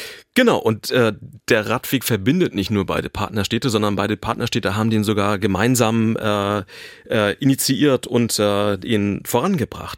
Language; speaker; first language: German; native; German